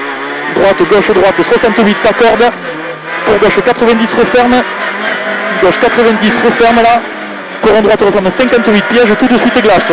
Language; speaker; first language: French; native; French